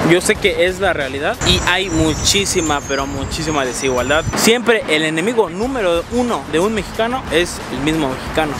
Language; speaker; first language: Spanish; native; Spanish